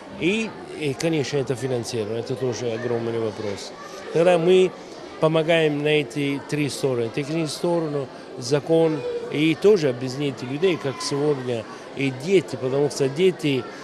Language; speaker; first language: Russian; non-native, learner; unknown